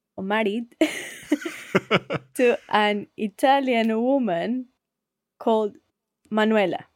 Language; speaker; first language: English; non-native, fluent; Spanish